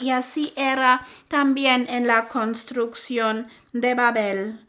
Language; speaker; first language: Spanish; non-native, fluent; German